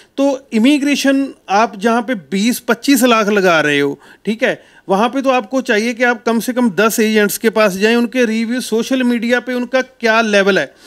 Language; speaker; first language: Hindi; non-native, local second language; Punjabi